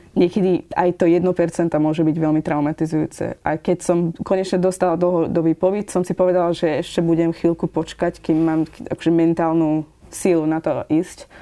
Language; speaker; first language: Slovak; non-native, fluent; Persian